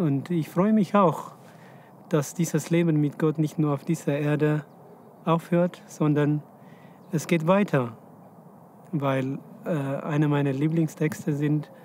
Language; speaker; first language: German; non-native, fluent; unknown